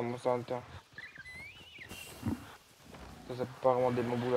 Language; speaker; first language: French; native; French